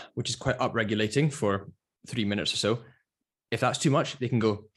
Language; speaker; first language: English; native; English